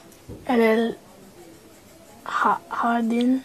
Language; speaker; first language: Spanish; non-native, learner; English